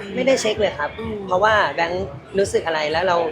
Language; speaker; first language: Thai; native; Thai